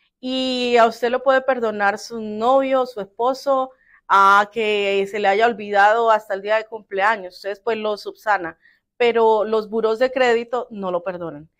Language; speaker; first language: Spanish; native; Spanish